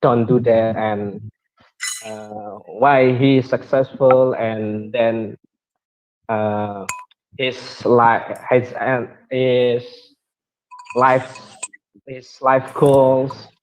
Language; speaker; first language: English; non-native, learner; Indonesian